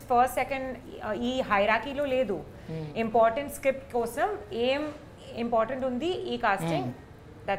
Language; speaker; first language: Telugu; non-native, learner; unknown